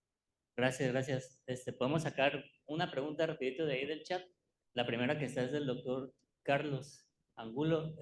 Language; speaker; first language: Spanish; native; Spanish